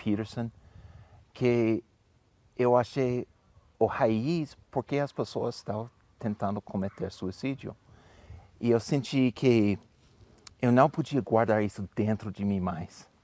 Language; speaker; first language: Portuguese; non-native, fluent; English